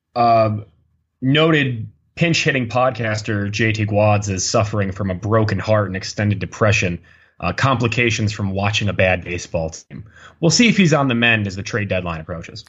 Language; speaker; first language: English; native; English